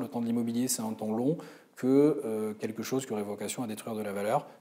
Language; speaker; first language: French; native; French